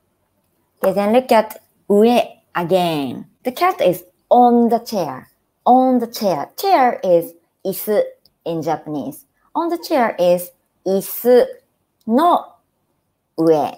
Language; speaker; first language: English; non-native, fluent; Japanese